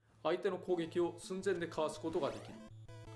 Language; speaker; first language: Japanese; native; Japanese